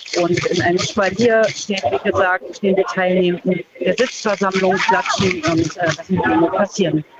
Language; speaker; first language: German; native; German